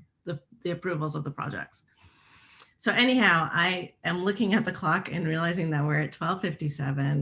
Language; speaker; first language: English; native; English